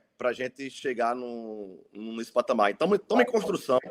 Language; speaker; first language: Portuguese; native; Portuguese